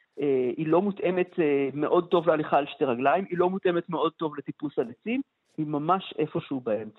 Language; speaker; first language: Hebrew; native; Hebrew